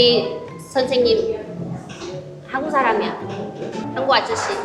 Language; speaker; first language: Korean; non-native, learner; Vietnamese